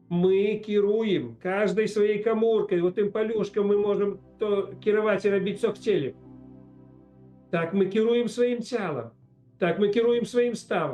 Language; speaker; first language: Polish; non-native, learner; Russian